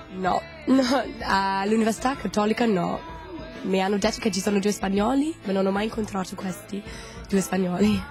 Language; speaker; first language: Italian; non-native, fluent; English